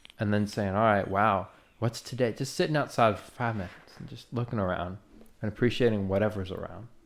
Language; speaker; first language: English; native; English